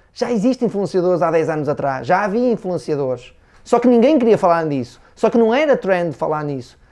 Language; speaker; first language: Portuguese; native; Portuguese